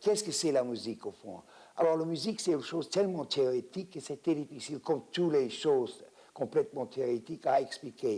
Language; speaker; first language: French; non-native, fluent; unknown